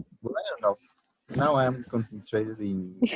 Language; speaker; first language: English; non-native, learner; Spanish